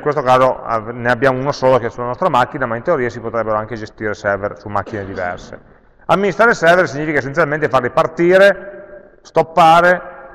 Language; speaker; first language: Italian; native; Italian